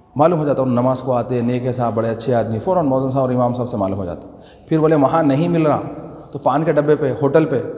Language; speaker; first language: Urdu; native; Urdu